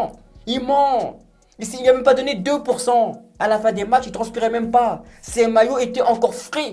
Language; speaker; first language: French; native; French